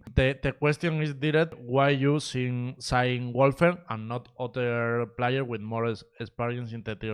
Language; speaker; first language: English; non-native, learner; Spanish